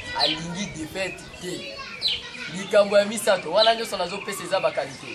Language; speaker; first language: Lingala; native; Lingala